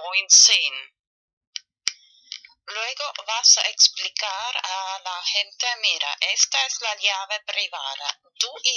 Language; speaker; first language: Spanish; non-native, fluent; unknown